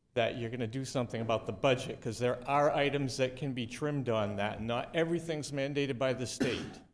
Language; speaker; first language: English; native; English